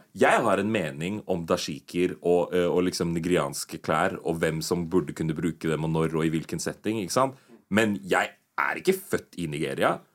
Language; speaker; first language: Norwegian; early bilingual, other home language; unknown